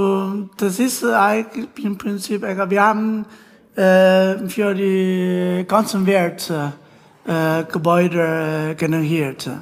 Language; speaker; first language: German; non-native, learner; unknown